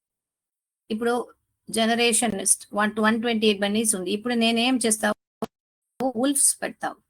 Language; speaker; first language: Telugu; non-native, learner; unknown